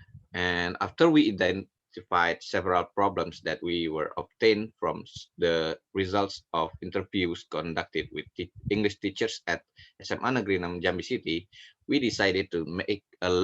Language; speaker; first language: English; non-native, fluent; Indonesian